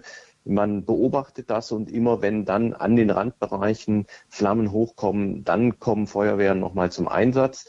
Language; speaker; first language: German; native; German